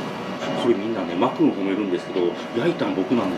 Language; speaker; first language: Japanese; native; Japanese